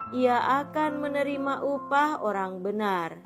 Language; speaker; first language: Indonesian; native; Indonesian